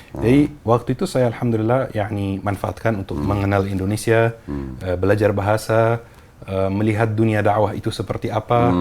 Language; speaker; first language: Indonesian; non-native, fluent; Arabic